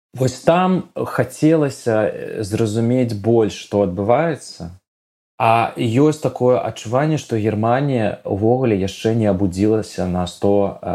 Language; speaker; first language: Belarusian; non-native, local second language; Russian